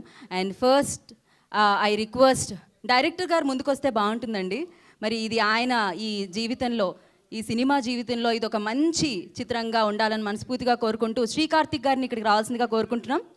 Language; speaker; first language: Telugu; native; Telugu